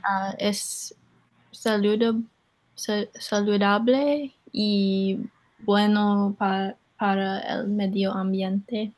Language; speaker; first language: Spanish; non-native, learner; English